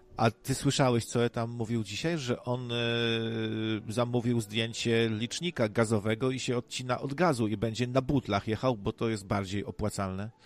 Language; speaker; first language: Polish; native; Polish